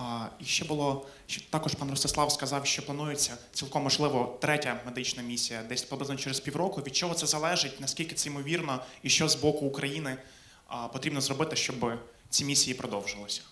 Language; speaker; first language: Ukrainian; native; Ukrainian